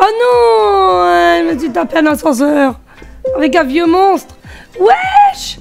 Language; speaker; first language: French; native; French